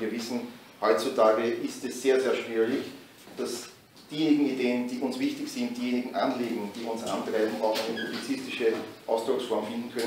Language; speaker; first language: German; native; German